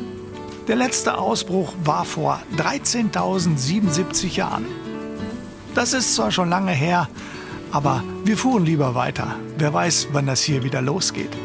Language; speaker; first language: German; native; German